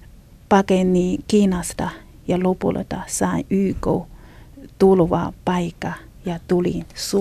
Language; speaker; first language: Finnish; non-native, learner; Chinese